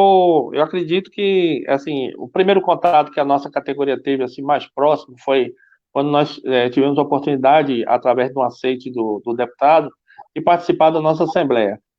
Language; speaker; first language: Portuguese; native; Portuguese